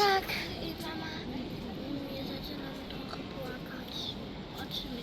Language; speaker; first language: Polish; early bilingual, heritage; Polish